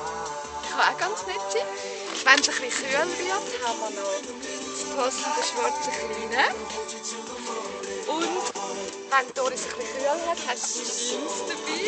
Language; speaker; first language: German; native; German